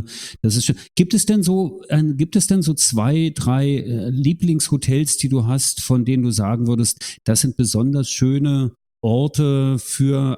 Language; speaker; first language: German; native; German